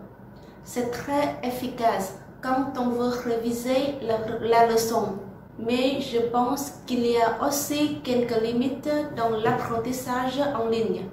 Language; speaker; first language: French; non-native, learner; Vietnamese